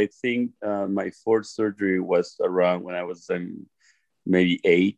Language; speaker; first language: English; non-native, fluent; Spanish